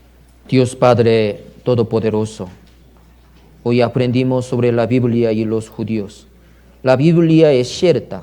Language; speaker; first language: Spanish; non-native, learner; Korean